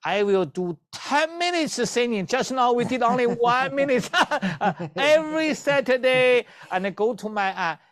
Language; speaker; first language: English; non-native, learner; Chinese